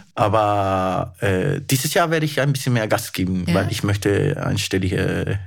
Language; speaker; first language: German; non-native, fluent; Spanish